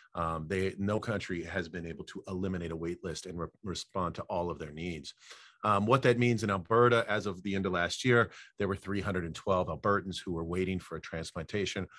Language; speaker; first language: English; native; English